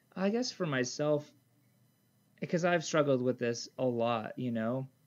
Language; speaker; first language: English; native; English